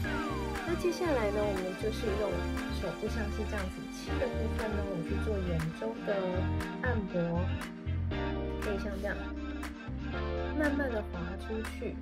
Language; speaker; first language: Chinese; native; Chinese